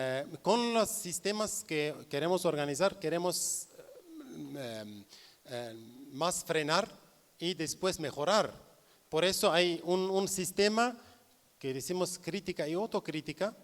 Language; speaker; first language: Spanish; non-native, learner; Kurdish